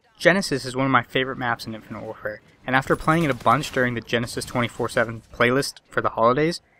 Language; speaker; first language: English; native; English